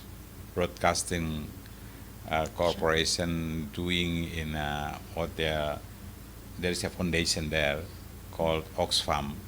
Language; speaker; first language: English; non-native, fluent; Indonesian